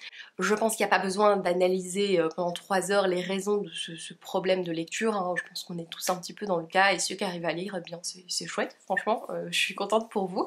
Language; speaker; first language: French; native; French